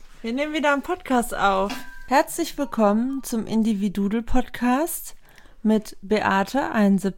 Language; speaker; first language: German; native; German